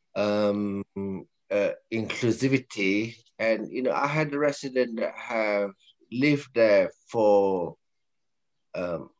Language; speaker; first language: English; non-native, local second language; Malay